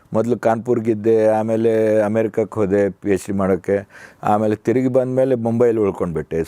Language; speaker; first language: Kannada; native; Kannada